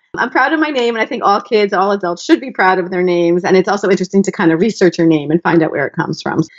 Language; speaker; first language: English; native; English